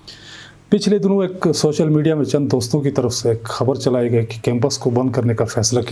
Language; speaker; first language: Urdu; non-native, local second language; Shina